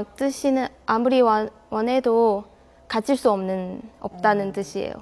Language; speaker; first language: Korean; non-native, fluent; Chinese